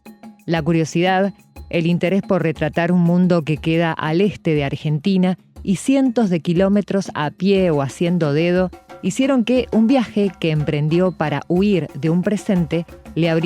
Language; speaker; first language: Spanish; native; Spanish